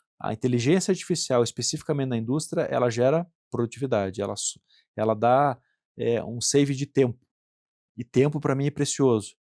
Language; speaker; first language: Portuguese; native; Portuguese